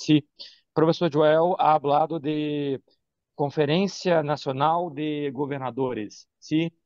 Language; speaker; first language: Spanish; non-native, learner; Portuguese